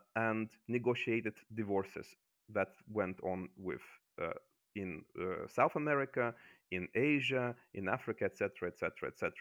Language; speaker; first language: English; non-native, fluent; Azerbaijani